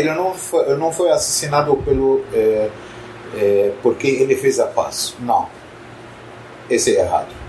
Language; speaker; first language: Portuguese; non-native, fluent; Arabic